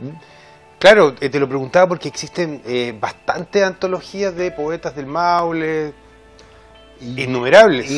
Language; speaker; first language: Spanish; native; Spanish